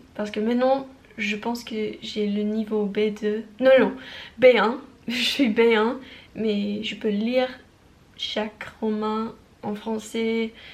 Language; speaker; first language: French; non-native, learner; English